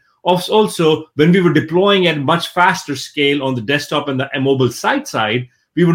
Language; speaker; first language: English; non-native, local second language; Urdu